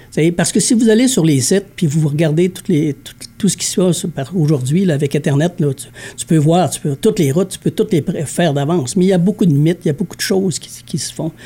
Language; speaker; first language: French; native; French